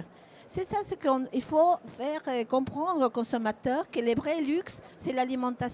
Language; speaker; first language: French; non-native, fluent; Spanish